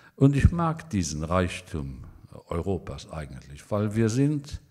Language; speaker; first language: German; non-native, local second language; Luxembourgish